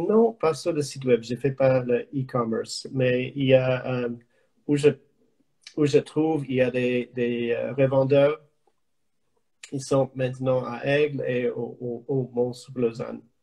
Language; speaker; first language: French; non-native, learner; English